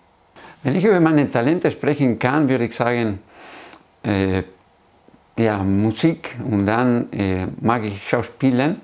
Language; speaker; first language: German; non-native, fluent; Spanish